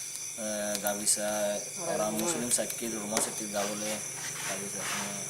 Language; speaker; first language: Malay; non-native, learner; Rohingya